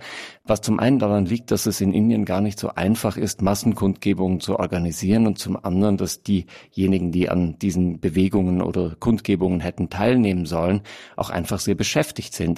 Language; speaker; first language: German; native; German